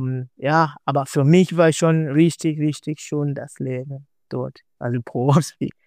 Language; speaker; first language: German; non-native, learner; Swahili